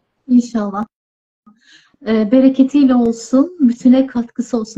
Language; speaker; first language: Turkish; native; Turkish